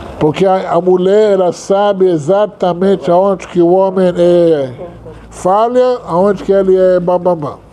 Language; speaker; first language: Portuguese; non-native, fluent; Hebrew